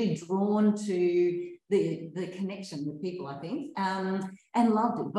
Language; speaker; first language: English; native; English